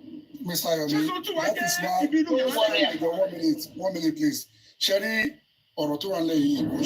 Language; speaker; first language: English; non-native, local second language; Yoruba